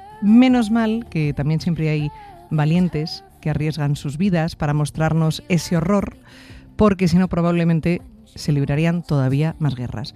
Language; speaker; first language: Spanish; native; Spanish